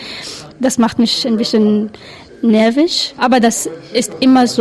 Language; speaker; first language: German; non-native, learner; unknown